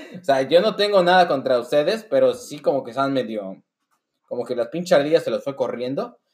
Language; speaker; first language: Spanish; native; Spanish